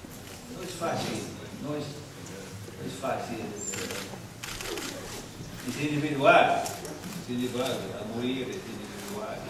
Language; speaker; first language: Spanish; non-native, learner; English